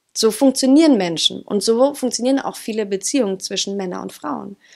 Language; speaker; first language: German; non-native, fluent; Danish